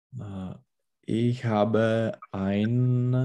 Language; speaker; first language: German; non-native, learner; Czech